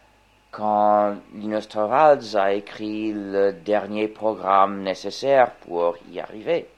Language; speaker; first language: French; non-native, fluent; English